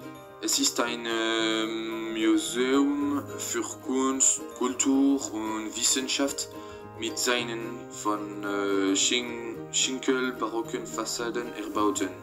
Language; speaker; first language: German; non-native, learner; French